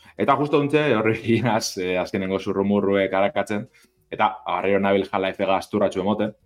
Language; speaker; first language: Basque; native; Basque